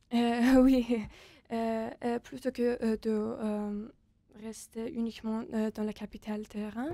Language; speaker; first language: French; non-native, fluent; Persian